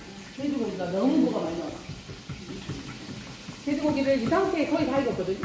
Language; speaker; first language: Korean; native; Korean